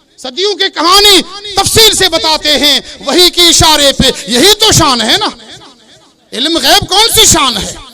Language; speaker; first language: Urdu; non-native, local second language; Baluchi